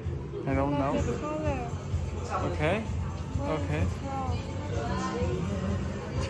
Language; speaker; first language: English; non-native, learner; Chinese